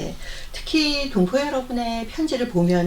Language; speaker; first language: Korean; native; Korean